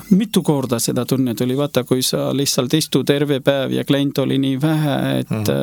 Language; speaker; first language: Estonian; non-native, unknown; Hindi